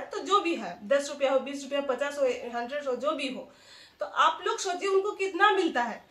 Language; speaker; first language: Hindi; non-native, local second language; Bangla